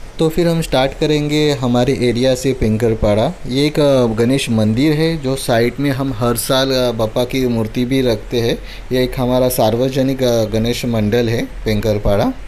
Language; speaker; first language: Hindi; non-native, local second language; Marathi